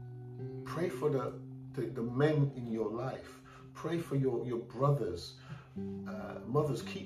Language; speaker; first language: English; native; English